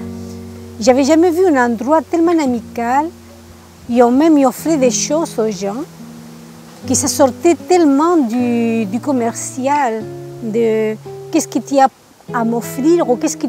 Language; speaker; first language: French; native; French